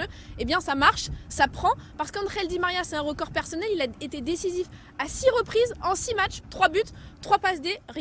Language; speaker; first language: French; native; French